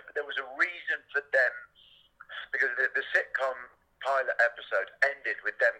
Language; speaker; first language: English; native; English